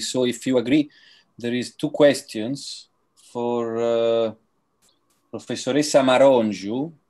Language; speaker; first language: English; non-native, fluent; Italian